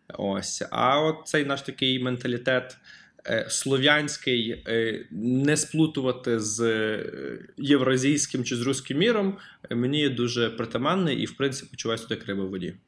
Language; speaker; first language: Ukrainian; native; Ukrainian